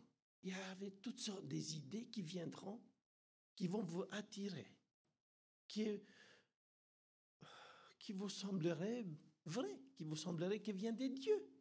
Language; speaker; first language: French; non-native, fluent; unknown